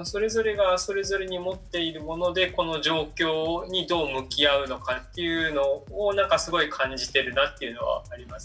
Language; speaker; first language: Japanese; native; Japanese